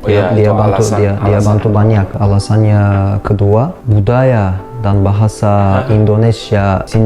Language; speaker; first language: Indonesian; non-native, learner; Turkish